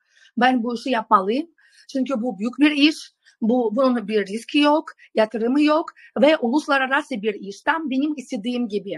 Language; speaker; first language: Turkish; non-native, fluent; Russian